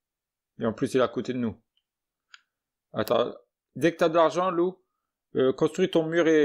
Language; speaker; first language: French; native; French